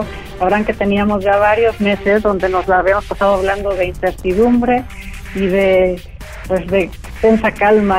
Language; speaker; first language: Spanish; native; Spanish